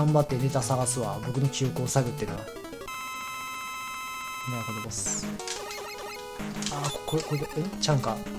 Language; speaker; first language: Japanese; native; Japanese